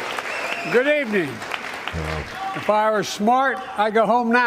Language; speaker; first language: English; native; English